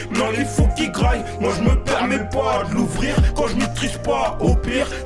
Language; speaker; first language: French; native; French